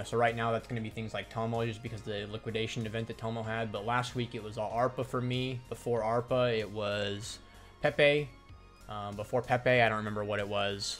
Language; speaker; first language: English; native; English